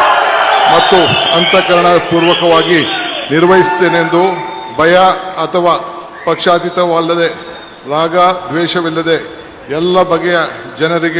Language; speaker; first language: Kannada; native; Kannada